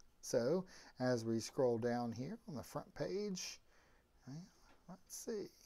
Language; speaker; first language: English; native; English